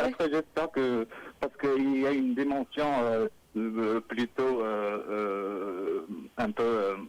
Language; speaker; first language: French; non-native, local second language; Arabic